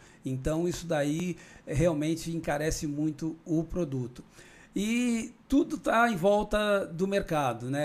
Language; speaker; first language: Portuguese; native; Portuguese